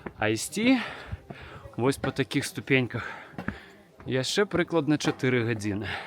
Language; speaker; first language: Belarusian; non-native, local second language; Russian